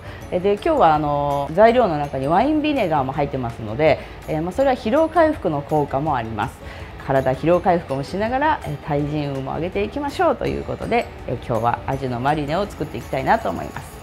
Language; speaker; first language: Japanese; native; Japanese